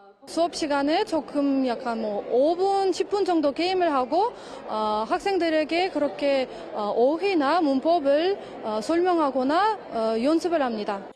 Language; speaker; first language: Korean; non-native, fluent; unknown